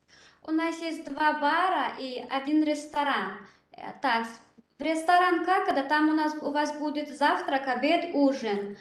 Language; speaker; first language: Russian; non-native, learner; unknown